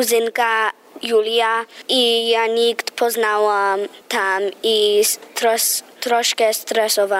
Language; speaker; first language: Polish; early bilingual, heritage; Polish